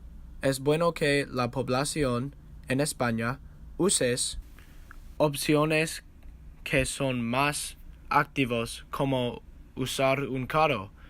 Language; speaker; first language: Spanish; non-native, learner; English